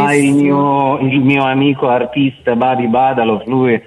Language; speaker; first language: Italian; non-native, fluent; Russian